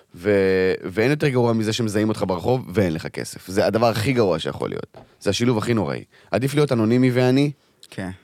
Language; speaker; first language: Hebrew; early bilingual, other home language; Arabic